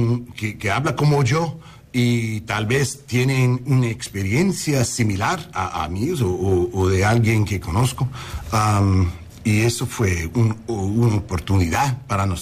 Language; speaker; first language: Spanish; non-native, learner; English